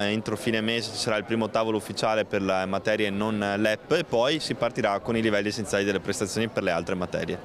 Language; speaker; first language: Italian; native; Italian